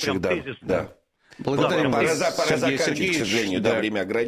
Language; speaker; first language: Russian; native; Russian